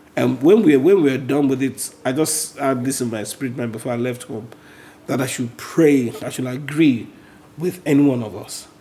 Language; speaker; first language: English; non-native, local second language; Yoruba